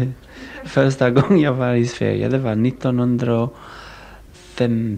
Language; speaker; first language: Swedish; non-native, fluent; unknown